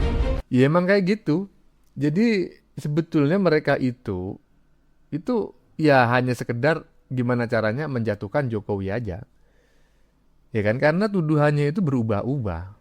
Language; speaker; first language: Indonesian; native; Indonesian